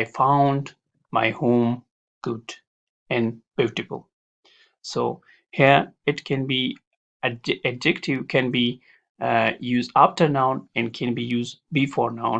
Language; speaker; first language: English; non-native, fluent; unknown